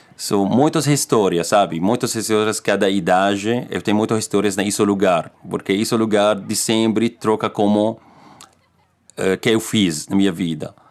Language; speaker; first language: Portuguese; non-native, learner; Arabic